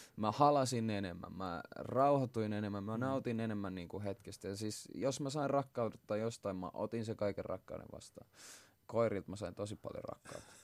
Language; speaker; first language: Finnish; early bilingual, other home language; Swahili